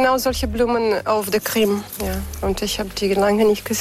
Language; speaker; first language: German; non-native, fluent; Russian